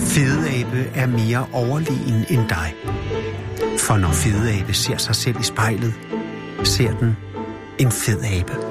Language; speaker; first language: Danish; native; Danish